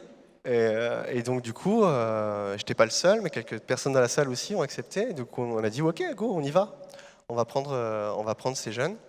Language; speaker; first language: French; native; French